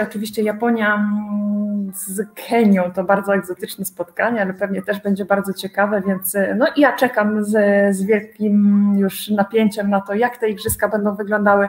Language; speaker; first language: Polish; native; Polish